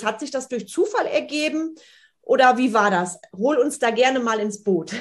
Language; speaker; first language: German; native; German